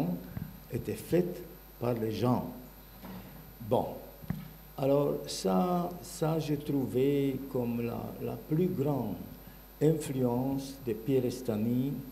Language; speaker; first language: French; non-native, learner; Bulgarian